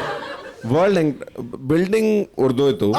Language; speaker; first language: Kannada; non-native, local second language; Punjabi